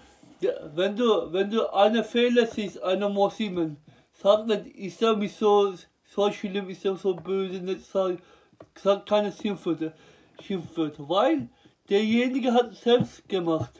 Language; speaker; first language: German; non-native, learner; Turkish